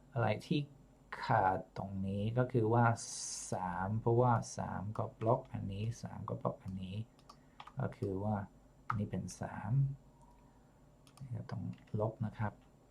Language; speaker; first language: Thai; non-native, fluent; English